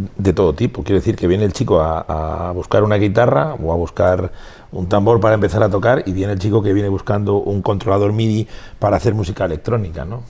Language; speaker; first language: Spanish; native; Spanish